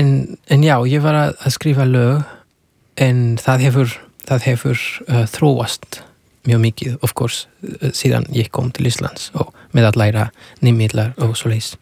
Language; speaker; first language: Icelandic; non-native, fluent; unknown